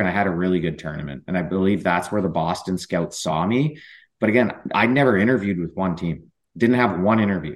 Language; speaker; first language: English; native; English